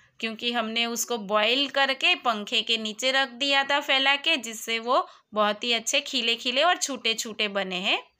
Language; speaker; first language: Hindi; non-native, local second language; Gujarati